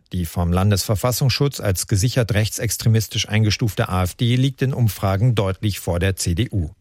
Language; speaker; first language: German; native; German